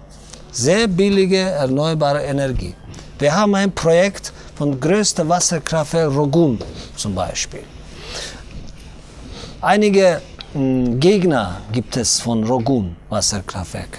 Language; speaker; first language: German; non-native, fluent; Tajik